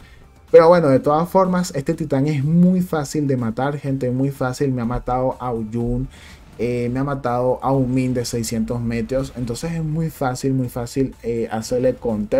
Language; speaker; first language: Spanish; native; Spanish